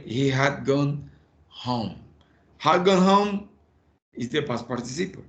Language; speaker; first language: English; non-native, fluent; Spanish